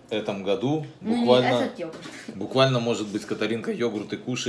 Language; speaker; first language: Russian; native; Russian